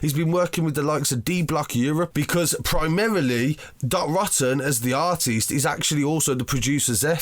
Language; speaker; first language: English; native; English